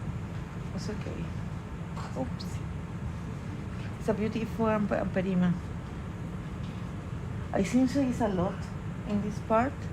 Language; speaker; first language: English; non-native, learner; Spanish